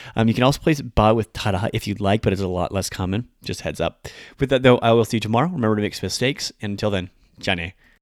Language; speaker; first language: English; native; English